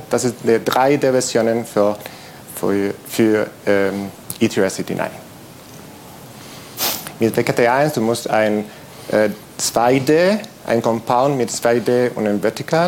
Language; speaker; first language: German; non-native, fluent; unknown